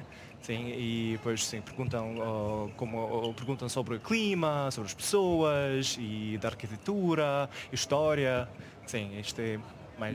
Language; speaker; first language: Portuguese; non-native, fluent; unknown